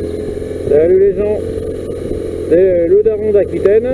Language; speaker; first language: French; native; French